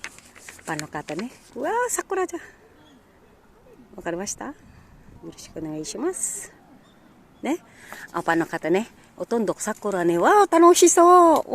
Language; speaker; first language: Japanese; early bilingual, other home language; Filipino